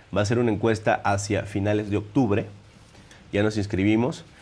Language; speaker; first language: Spanish; native; Spanish